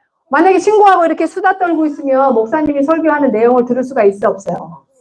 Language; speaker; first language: Korean; native; Korean